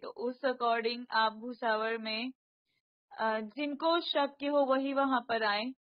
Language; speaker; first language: Hindi; non-native, local second language; Marathi